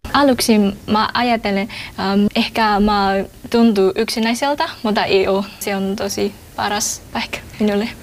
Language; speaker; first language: Finnish; non-native, learner; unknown